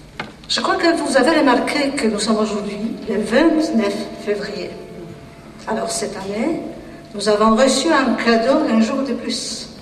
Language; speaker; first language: French; non-native, fluent; Polish